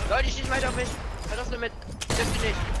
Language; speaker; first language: German; native; German